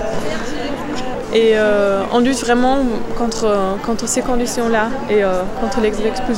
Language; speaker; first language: French; non-native, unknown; German